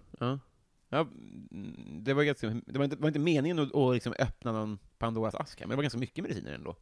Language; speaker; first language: Swedish; native; Swedish